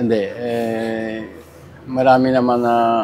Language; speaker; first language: Filipino; non-native, learner; Japanese